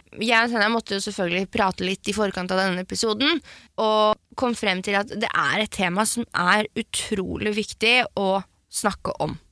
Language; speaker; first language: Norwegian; early bilingual, other home language; French